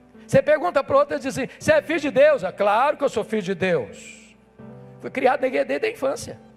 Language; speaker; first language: Portuguese; native; Portuguese